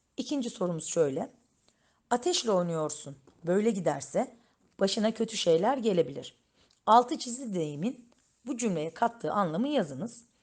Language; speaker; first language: Turkish; native; Turkish